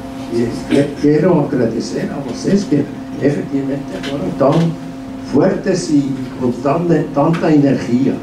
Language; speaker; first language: Portuguese; non-native, fluent; German